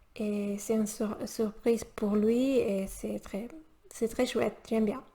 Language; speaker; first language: French; non-native, learner; Spanish